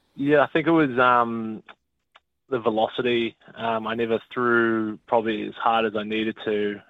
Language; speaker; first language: English; native; English